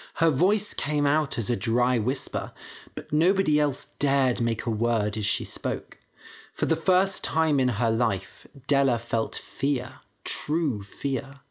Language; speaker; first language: English; native; English